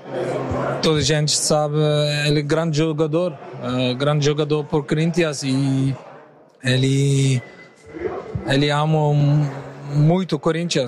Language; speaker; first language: Portuguese; non-native, learner; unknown